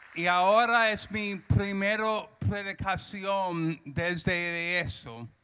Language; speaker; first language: Spanish; non-native, learner; English